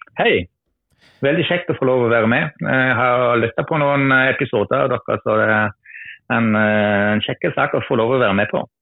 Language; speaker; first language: Norwegian; non-native, fluent; German